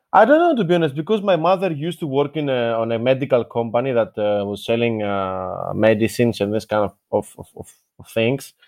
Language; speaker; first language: English; non-native, fluent; Greek